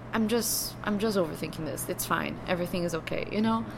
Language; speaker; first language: English; non-native, fluent; Portuguese